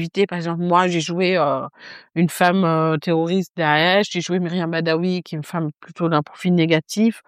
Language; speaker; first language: French; non-native, local second language; Arabic